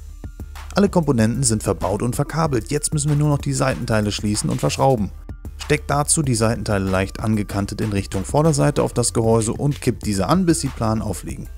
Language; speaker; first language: German; native; German